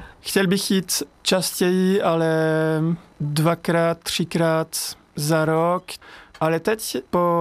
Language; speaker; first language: Czech; non-native, fluent; French